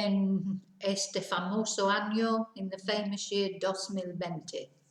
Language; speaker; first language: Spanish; non-native, fluent; English